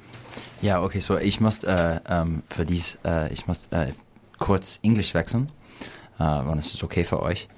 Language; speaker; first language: German; non-native, learner; English